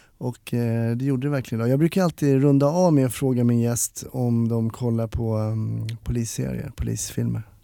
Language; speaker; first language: Swedish; native; Swedish